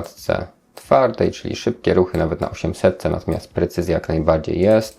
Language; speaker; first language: Polish; native; Polish